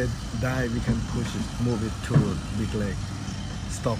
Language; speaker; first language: English; non-native, learner; Thai